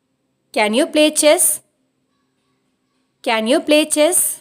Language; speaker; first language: English; non-native, local second language; Tamil